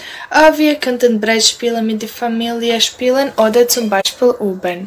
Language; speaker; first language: German; non-native, learner; Croatian